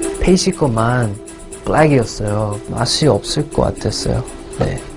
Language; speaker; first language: Korean; non-native, learner; English